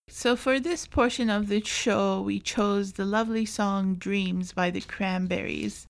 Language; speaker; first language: English; non-native, fluent; Arabic